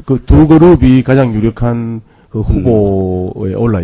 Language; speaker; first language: Korean; native; Korean